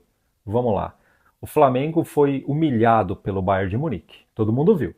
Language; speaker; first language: Portuguese; native; Portuguese